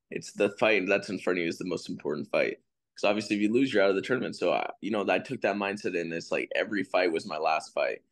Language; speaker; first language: English; native; English